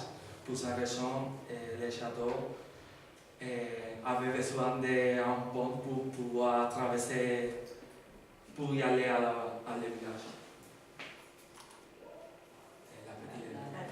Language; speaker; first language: French; non-native, learner; Spanish